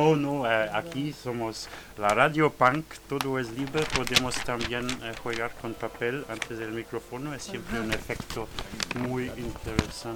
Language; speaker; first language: Spanish; non-native, learner; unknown